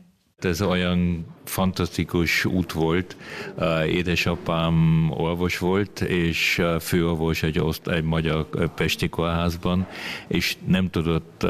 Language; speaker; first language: Hungarian; early bilingual, other home language; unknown